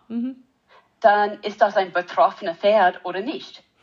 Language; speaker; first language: German; non-native, learner; English